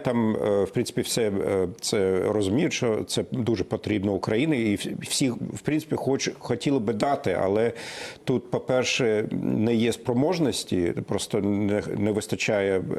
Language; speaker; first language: Ukrainian; non-native, fluent; German